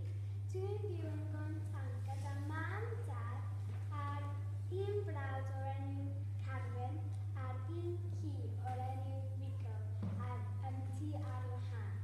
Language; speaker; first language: Welsh; non-native, learner; English